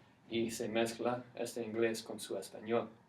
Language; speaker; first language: Spanish; non-native, fluent; English